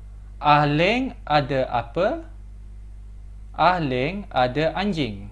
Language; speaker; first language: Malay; non-native, fluent; Korean